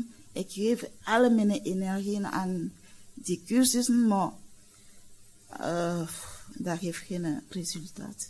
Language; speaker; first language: Dutch; non-native, learner; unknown